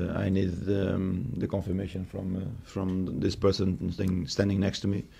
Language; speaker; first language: English; non-native, fluent; Portuguese